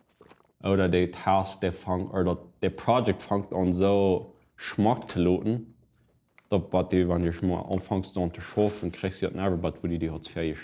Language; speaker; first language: German; non-native, learner; Plautdietsch